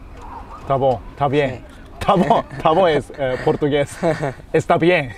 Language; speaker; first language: Spanish; non-native, fluent; Japanese